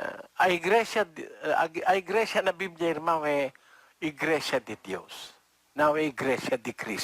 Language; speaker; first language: Portuguese; non-native, learner; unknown